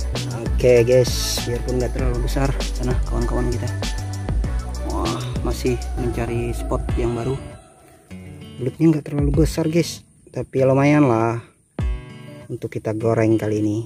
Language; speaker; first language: Indonesian; native; Indonesian